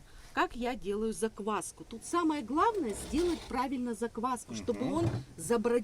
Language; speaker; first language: Russian; native; Russian